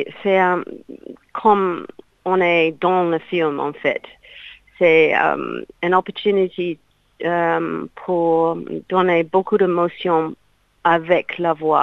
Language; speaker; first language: French; non-native, learner; English